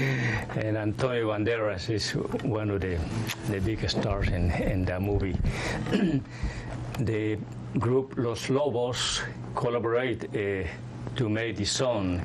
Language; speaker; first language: English; non-native, fluent; Spanish